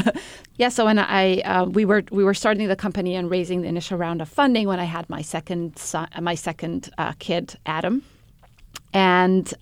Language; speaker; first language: English; non-native, fluent; Arabic